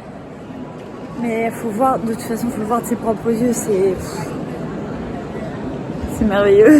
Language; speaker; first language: French; native; French